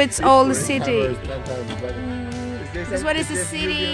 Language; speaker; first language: English; non-native, learner; Indonesian